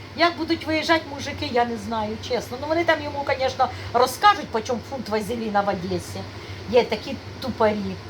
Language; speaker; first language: Ukrainian; native; Ukrainian